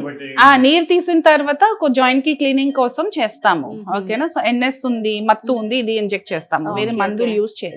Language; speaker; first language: Telugu; non-native, fluent; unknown